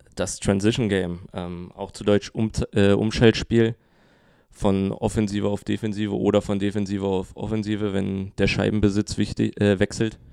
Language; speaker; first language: German; native; German